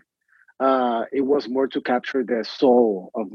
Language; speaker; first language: English; non-native, fluent; Spanish